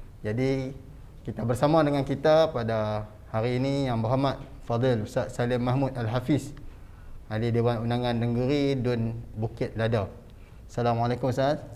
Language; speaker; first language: Malay; native; Malay